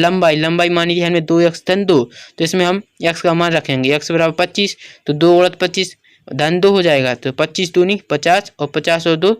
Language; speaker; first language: Hindi; native; Hindi